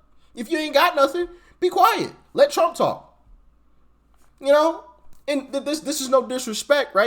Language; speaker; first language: English; native; English